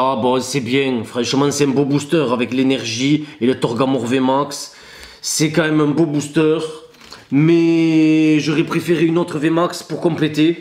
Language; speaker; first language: French; native; French